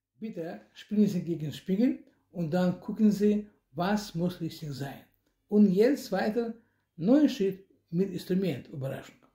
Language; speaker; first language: German; non-native, learner; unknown